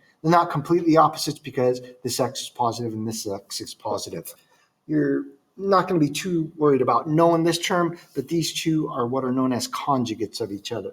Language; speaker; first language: English; native; English